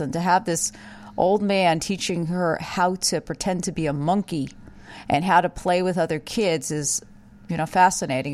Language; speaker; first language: English; native; English